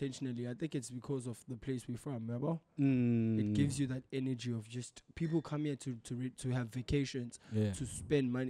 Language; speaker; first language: English; non-native, local second language; Zulu